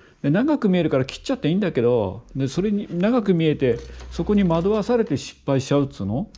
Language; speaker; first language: Japanese; native; Japanese